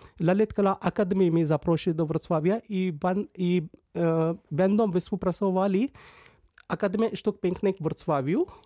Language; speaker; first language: Polish; non-native, fluent; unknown